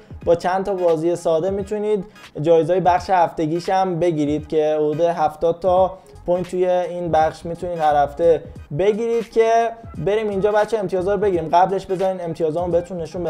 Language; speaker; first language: Persian; native; Persian